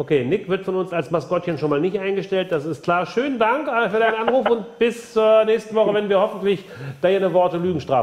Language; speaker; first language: German; native; German